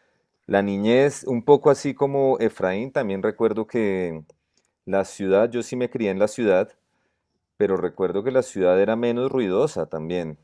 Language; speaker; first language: Spanish; native; Spanish